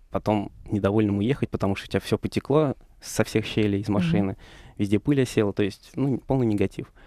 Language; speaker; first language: Russian; native; Russian